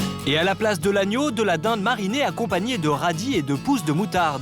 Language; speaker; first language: French; native; French